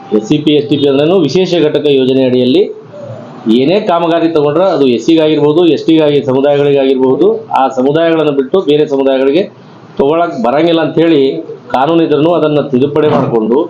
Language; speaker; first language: Kannada; non-native, local second language; Lambadi